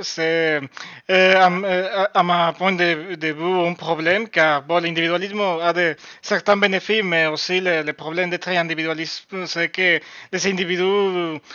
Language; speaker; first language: French; non-native, learner; Spanish